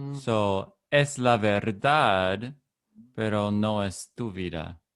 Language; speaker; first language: Spanish; non-native, learner; English